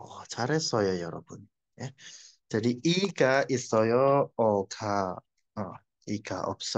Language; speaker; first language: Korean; non-native, fluent; Indonesian